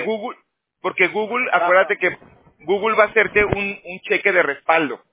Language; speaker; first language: Spanish; native; Spanish